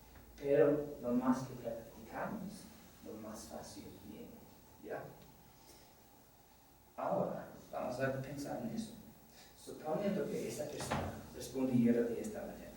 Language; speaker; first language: Spanish; non-native, fluent; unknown